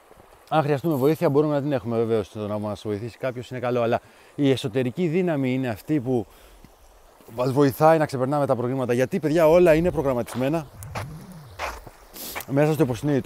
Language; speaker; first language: Greek; native; Greek